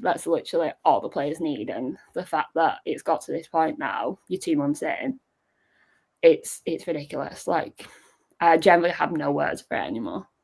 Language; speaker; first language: English; native; English